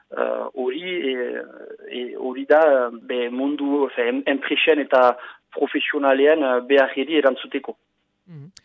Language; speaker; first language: Basque; non-native, local second language; French